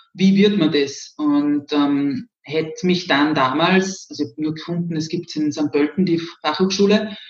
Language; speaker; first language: German; native; German